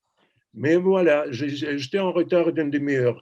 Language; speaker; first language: French; non-native, fluent; Russian